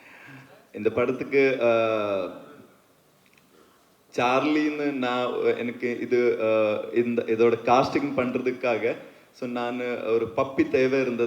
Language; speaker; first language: Tamil; non-native, learner; Kannada